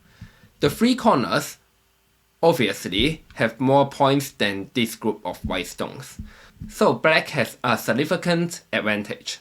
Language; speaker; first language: English; non-native, fluent; Chinese